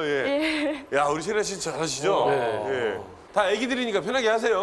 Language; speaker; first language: Korean; native; Korean